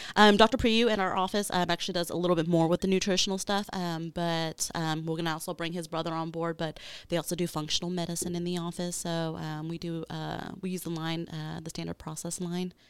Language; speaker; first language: English; native; English